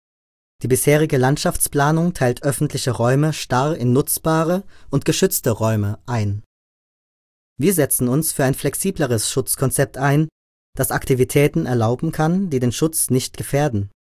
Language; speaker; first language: German; native; German